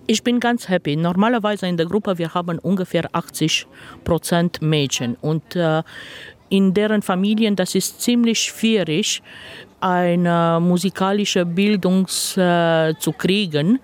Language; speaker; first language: German; non-native, fluent; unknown